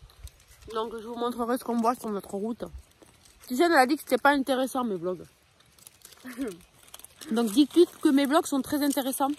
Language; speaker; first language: French; native; French